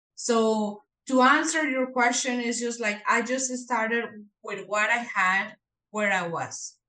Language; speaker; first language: English; non-native, fluent; Spanish